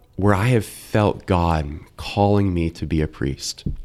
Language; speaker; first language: English; native; English